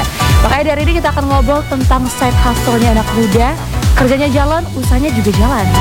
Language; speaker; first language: Indonesian; native; Indonesian